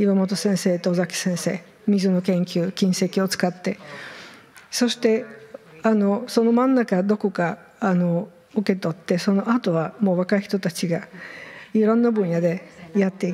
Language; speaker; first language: Japanese; non-native, fluent; Bulgarian